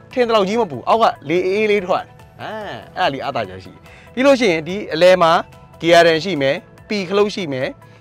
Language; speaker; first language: Burmese; native; Burmese